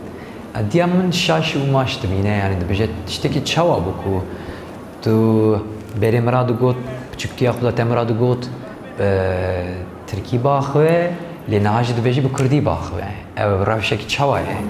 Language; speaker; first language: Kurdish; non-native, local second language; Turkish